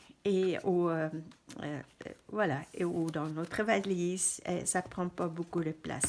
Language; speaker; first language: French; non-native, fluent; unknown